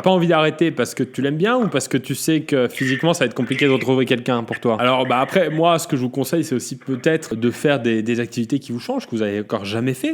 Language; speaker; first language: French; native; French